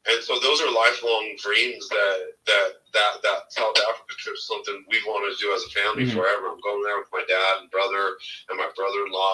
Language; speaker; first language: English; native; English